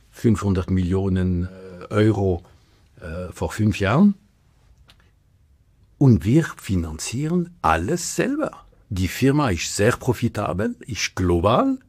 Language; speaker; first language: German; non-native, local second language; French